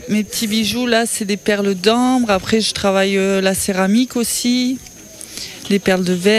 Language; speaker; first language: French; native; French